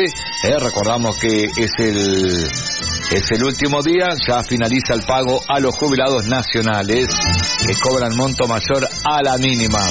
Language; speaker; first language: Spanish; native; Spanish